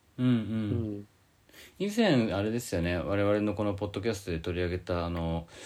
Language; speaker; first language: Japanese; native; Japanese